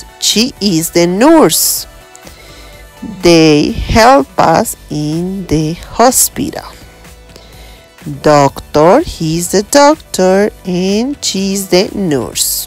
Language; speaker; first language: English; non-native, learner; Spanish